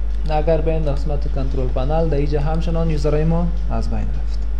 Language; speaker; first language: Persian; native; Persian